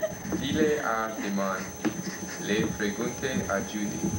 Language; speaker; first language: Spanish; non-native, learner; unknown